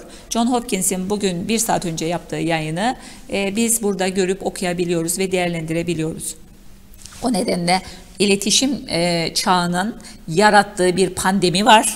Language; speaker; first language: Turkish; native; Turkish